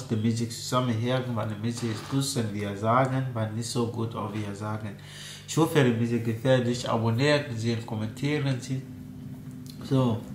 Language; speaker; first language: German; non-native, learner; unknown